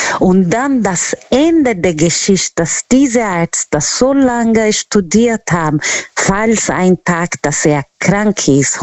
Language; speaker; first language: German; non-native, fluent; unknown